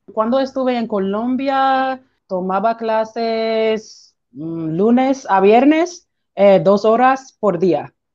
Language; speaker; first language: Spanish; non-native, learner; English